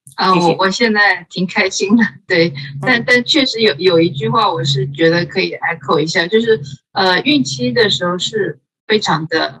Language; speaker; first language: Chinese; native; Chinese